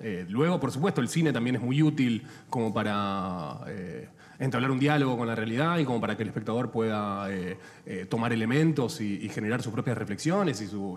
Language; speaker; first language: Spanish; native; Spanish